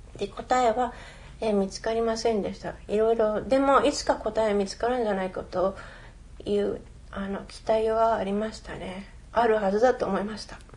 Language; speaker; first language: Japanese; early bilingual, other home language; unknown